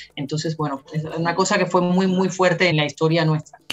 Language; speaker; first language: Spanish; native; Spanish